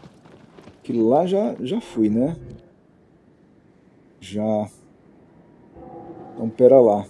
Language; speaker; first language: Portuguese; native; Portuguese